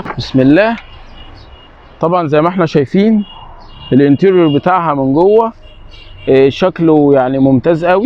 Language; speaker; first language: Arabic; native; Arabic